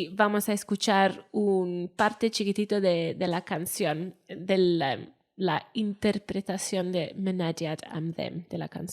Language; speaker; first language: Spanish; non-native, fluent; Welsh